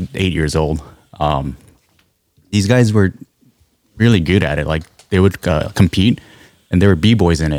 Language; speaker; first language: English; non-native, fluent; Korean